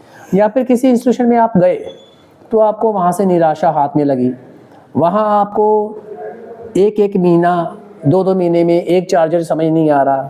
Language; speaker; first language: Hindi; native; Hindi